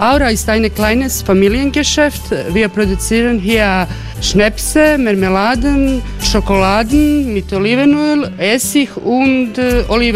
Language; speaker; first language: German; non-native, fluent; Croatian